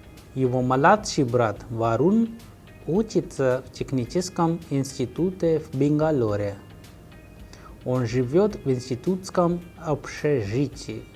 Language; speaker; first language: Russian; non-native, fluent; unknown